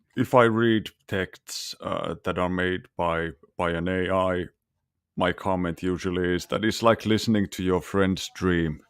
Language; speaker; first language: English; non-native, fluent; Finnish